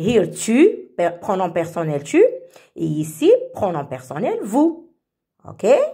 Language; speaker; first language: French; non-native, fluent; Arabic